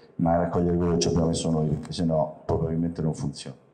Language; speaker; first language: Italian; native; Italian